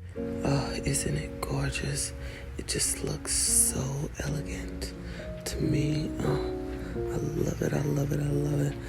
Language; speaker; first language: English; native; English